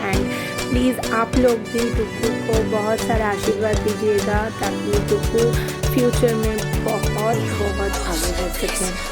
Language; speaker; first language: Hindi; non-native, local second language; Bangla